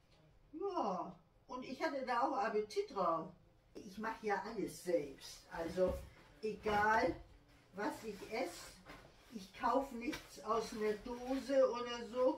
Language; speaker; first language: German; native; German